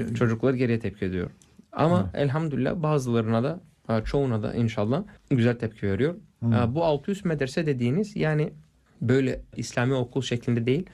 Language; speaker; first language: Turkish; non-native, fluent; English